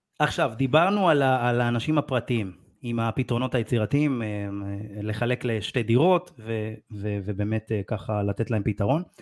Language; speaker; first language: Hebrew; native; Hebrew